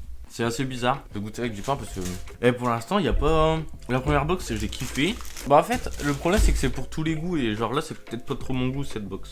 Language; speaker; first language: French; native; French